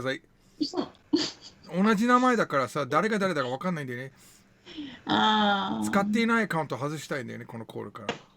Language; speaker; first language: Japanese; non-native, fluent; English